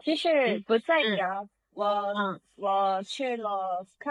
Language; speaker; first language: Chinese; non-native, learner; Korean